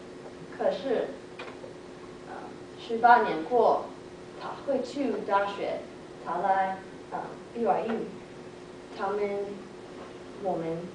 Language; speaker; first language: Chinese; non-native, learner; English